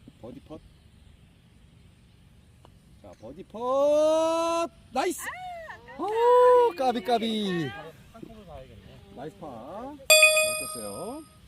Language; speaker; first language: Korean; native; Korean